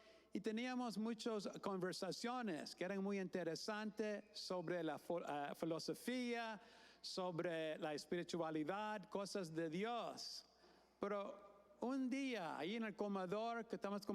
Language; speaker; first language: Spanish; non-native, fluent; English